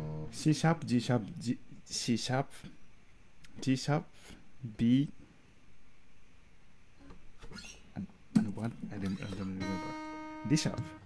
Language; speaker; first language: English; non-native, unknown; Japanese